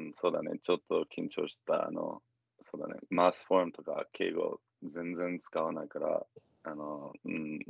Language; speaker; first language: Japanese; non-native, learner; English